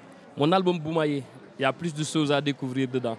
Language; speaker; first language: French; non-native, local second language; Wolof